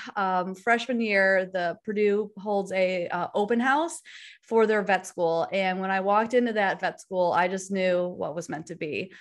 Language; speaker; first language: English; native; English